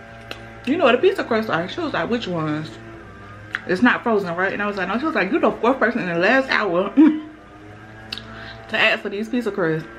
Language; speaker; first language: English; native; English